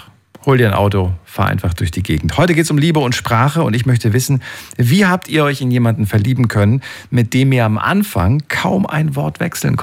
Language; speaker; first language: German; native; German